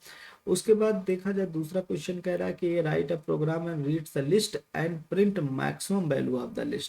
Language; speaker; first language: Hindi; native; Hindi